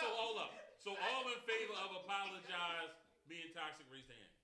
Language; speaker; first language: English; native; English